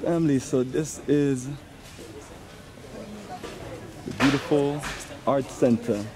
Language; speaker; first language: English; native; English